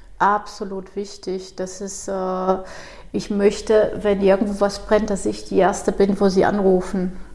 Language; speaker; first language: German; non-native, fluent; Portuguese